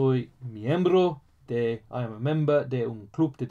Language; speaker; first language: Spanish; non-native, learner; English